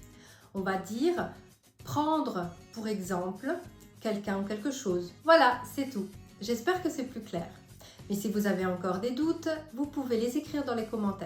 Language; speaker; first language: French; non-native, fluent; Italian